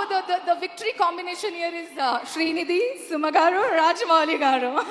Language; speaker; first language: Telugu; non-native, learner; Kannada